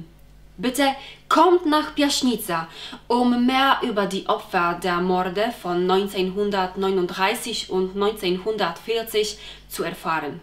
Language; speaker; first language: German; non-native, fluent; Polish